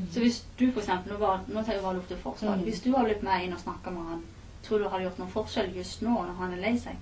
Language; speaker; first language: Norwegian; native; Norwegian